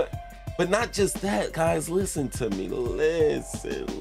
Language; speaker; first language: English; native; English